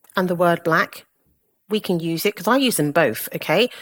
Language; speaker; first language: English; native; English